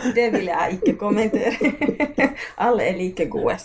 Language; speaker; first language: Swedish; non-native, local second language; Finnish